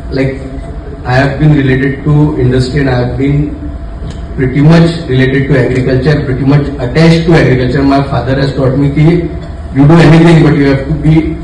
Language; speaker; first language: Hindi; non-native, local second language; Marathi